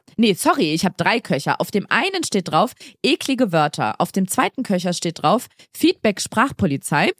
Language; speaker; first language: German; native; German